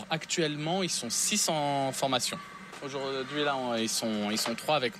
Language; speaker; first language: French; native; French